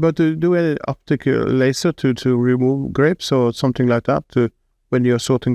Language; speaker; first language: English; non-native, fluent; Norwegian